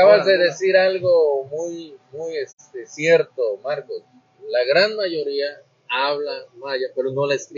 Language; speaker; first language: Spanish; native; Spanish